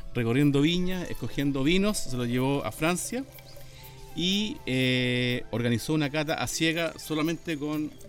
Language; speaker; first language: Spanish; native; Spanish